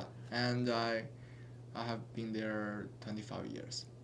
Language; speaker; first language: English; non-native, learner; Chinese